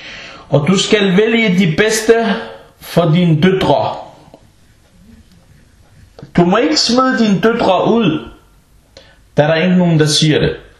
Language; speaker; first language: Danish; non-native, local second language; Arabic